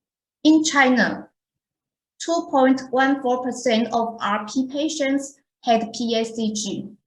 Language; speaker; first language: English; non-native, fluent; Chinese